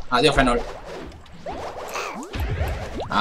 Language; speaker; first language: Spanish; native; Spanish